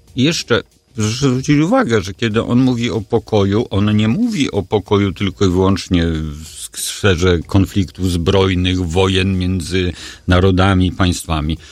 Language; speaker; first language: Polish; native; Polish